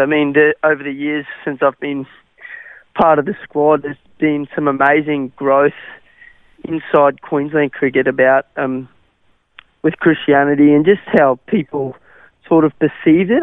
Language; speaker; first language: English; non-native, local second language; Afrikaans